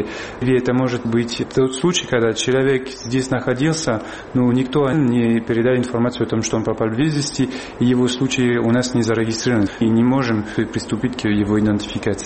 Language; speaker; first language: Russian; non-native, fluent; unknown